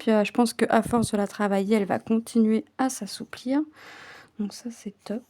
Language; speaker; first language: French; native; French